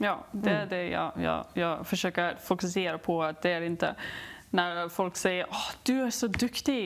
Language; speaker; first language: Swedish; non-native, learner; English